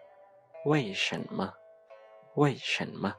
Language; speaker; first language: Chinese; non-native, fluent; Lao